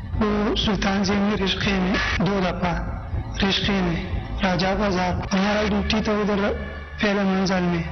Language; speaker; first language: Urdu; non-native, local second language; Pashto